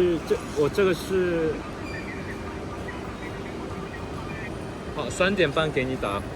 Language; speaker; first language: Chinese; non-native, learner; Korean